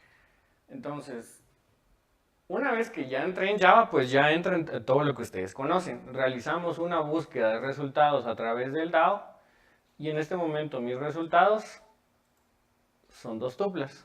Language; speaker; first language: Spanish; native; Spanish